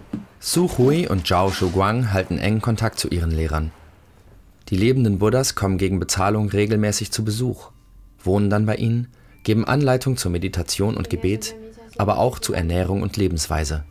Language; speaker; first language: German; native; German